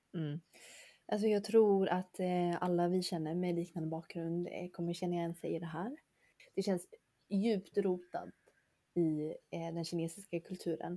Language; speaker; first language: Swedish; early bilingual, other home language; Chinese